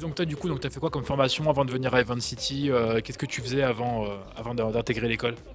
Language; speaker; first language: French; native; French